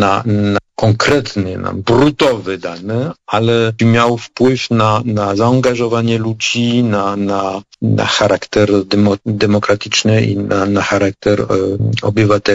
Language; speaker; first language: Polish; non-native, fluent; French